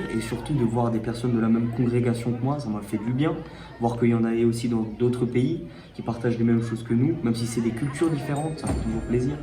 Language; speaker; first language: French; native; French